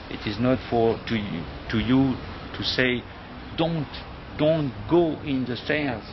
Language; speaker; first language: English; non-native, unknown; French